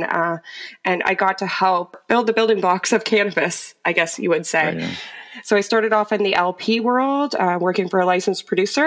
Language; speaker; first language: English; native; English